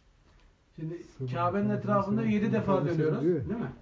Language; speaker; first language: Turkish; native; Turkish